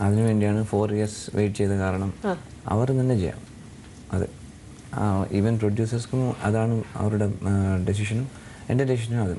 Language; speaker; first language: Malayalam; non-native, learner; Telugu